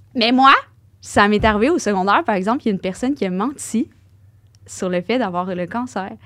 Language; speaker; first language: French; native; French